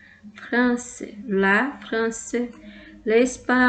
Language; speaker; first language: French; non-native, fluent; Portuguese